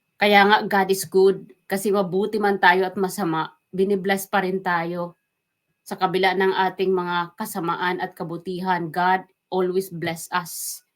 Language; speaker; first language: Filipino; non-native, local second language; Waray